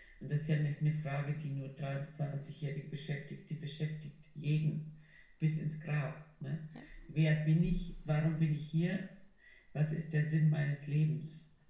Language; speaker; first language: German; non-native, fluent; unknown